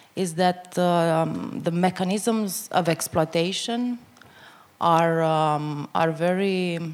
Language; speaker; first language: English; non-native, fluent; Romanian